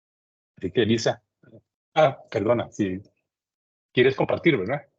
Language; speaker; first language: Spanish; native; Spanish